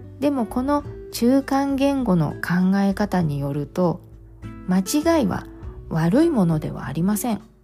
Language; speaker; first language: Japanese; native; Japanese